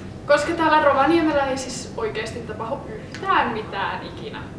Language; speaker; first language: Finnish; native; Finnish